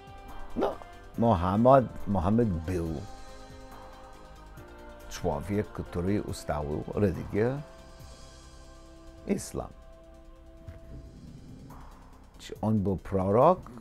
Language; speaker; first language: Polish; non-native, learner; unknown